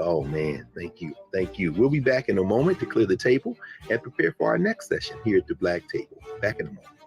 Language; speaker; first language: English; native; English